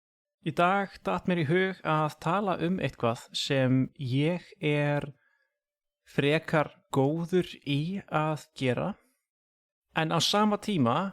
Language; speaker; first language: Icelandic; non-native, fluent; English